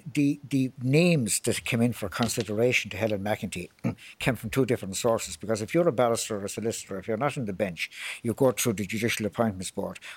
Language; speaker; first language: English; native; English